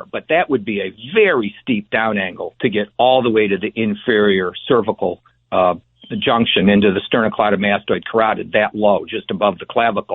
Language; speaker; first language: English; native; English